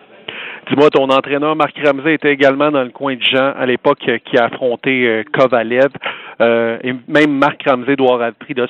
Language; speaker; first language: French; native; French